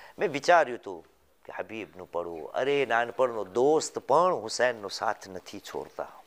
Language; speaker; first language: Gujarati; early bilingual, heritage; Gujarati